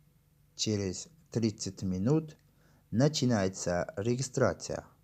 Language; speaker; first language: Russian; non-native, local second language; Tajik